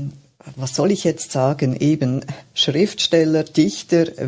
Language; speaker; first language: German; native; German